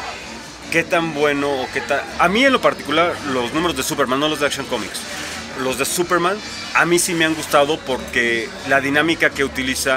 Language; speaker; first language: Spanish; native; Spanish